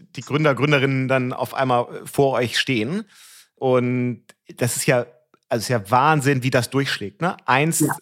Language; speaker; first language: German; native; German